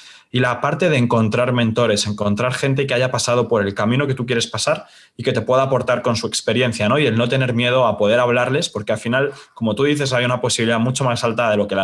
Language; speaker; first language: Spanish; native; Spanish